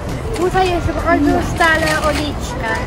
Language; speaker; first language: Polish; early bilingual, heritage; Polish